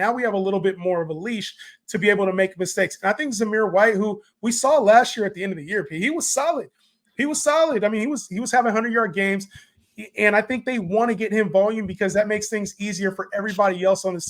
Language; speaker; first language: English; native; English